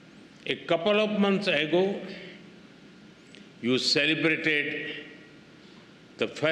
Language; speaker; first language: English; non-native, local second language; Hindi